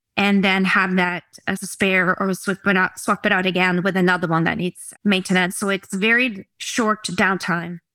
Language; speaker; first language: English; non-native, fluent; Norwegian